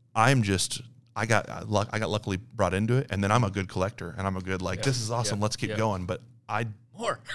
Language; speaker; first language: English; native; English